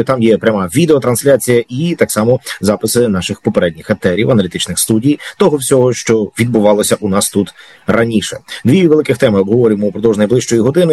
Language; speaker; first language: Ukrainian; native; Ukrainian